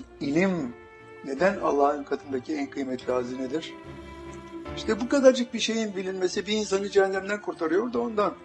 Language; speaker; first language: Turkish; native; Turkish